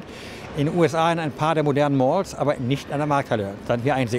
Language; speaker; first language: German; native; German